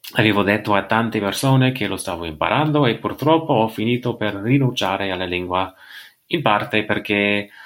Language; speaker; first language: Italian; non-native, fluent; English